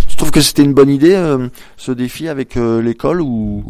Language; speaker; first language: French; native; French